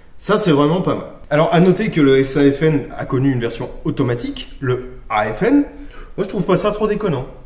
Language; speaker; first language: French; native; French